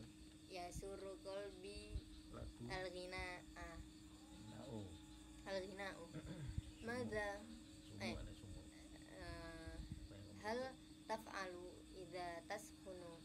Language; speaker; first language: Arabic; non-native, learner; Javanese